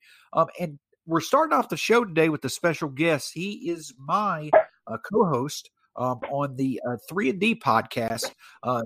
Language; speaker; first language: English; native; English